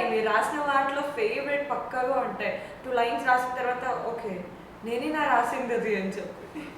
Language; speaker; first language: Telugu; native; Telugu